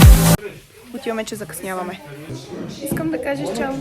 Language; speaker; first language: Bulgarian; native; Bulgarian